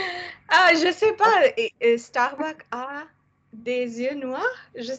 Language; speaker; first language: French; non-native, fluent; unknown